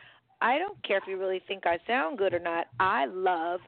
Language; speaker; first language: English; native; English